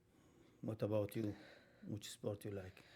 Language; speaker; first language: English; non-native, learner; Arabic